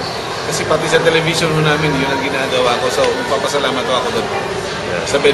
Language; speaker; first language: Filipino; native; Filipino